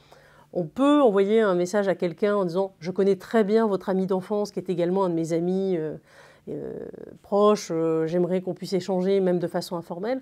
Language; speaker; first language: French; native; French